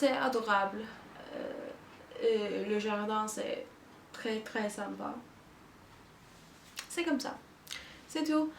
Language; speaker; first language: French; non-native, learner; Turkish